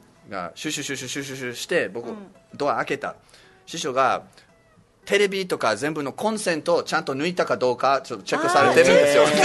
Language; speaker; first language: Japanese; non-native, fluent; English